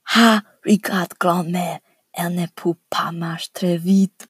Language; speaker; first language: French; non-native, learner; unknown